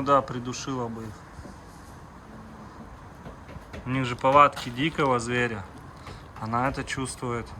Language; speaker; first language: Russian; native; Russian